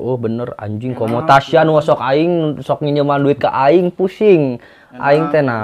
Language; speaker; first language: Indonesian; non-native, local second language; Sundanese